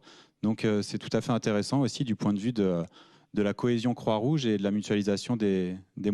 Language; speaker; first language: French; native; French